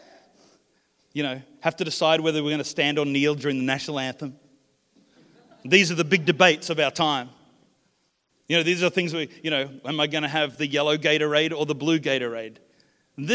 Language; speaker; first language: English; native; English